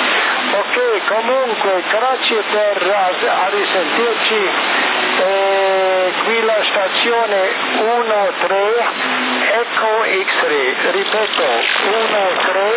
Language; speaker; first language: Italian; non-native, learner; German